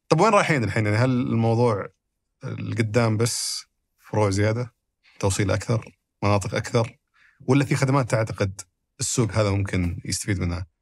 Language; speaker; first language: Arabic; native; Arabic